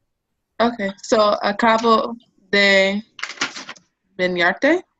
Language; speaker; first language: Spanish; non-native, learner; English